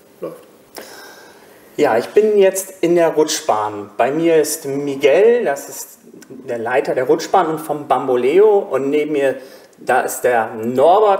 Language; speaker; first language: German; native; German